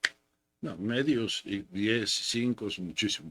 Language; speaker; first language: Spanish; native; Spanish